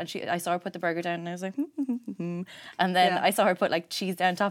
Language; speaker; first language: English; native; English